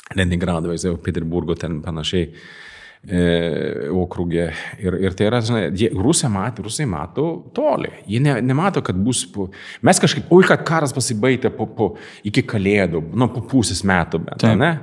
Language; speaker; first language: Lithuanian; non-native, fluent; Swedish